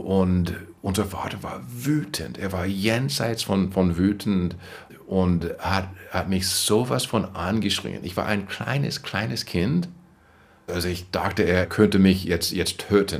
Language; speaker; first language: German; non-native, fluent; English